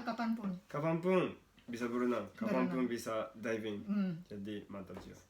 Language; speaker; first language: Indonesian; non-native, learner; Japanese